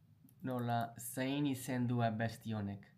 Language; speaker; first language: Basque; non-native, learner; English